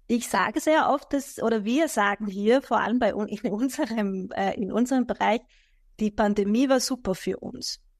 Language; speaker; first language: German; non-native, fluent; Greek